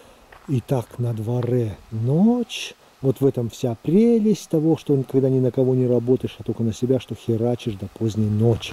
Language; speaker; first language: Russian; native; Russian